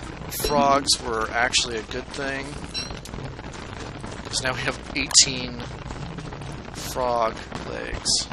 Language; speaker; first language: English; native; English